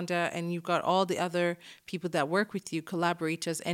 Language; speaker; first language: English; non-native, local second language; Yoruba